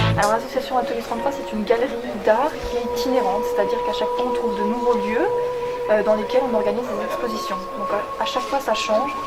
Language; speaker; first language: French; native; French